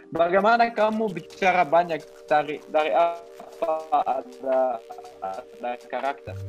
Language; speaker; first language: Malay; non-native, learner; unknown